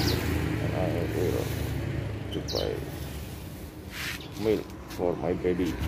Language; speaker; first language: English; non-native, learner; Indonesian